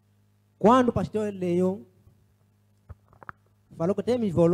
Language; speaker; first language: Portuguese; non-native, learner; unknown